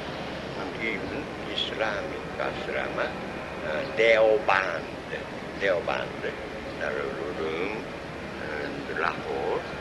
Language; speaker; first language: English; non-native, learner; Japanese